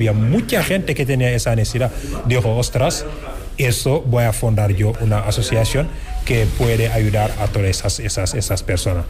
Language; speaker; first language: Spanish; non-native, fluent; Wolof